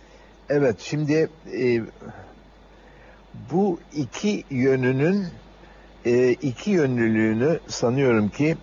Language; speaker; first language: Turkish; native; Turkish